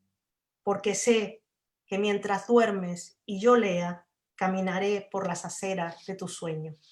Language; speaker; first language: Spanish; native; Spanish